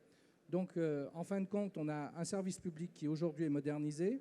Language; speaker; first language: French; native; French